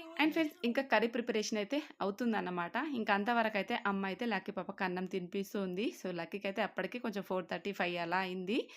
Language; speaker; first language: Telugu; non-native, local second language; Lambadi